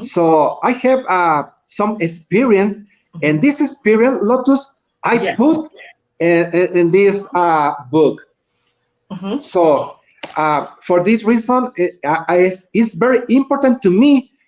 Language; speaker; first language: English; non-native, learner; Spanish